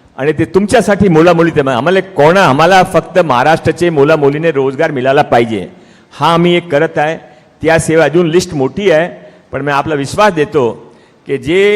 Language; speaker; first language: Marathi; non-native, local second language; Hindi